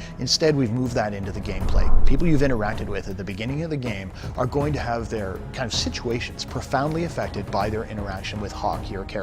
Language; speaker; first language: English; native; English